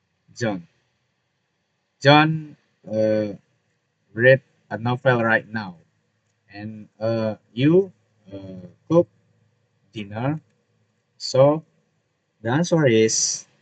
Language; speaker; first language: English; non-native, learner; Indonesian